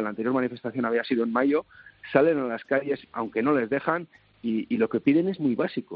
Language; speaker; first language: Spanish; native; Spanish